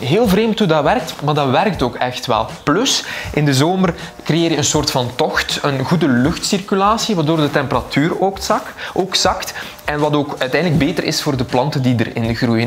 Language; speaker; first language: Dutch; native; Dutch